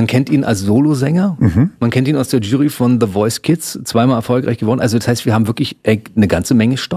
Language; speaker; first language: German; native; German